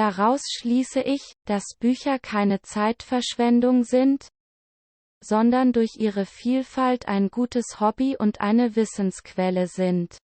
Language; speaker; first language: German; non-native, learner; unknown